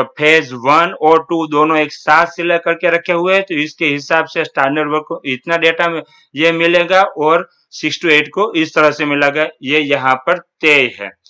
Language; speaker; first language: Hindi; non-native, local second language; Gujarati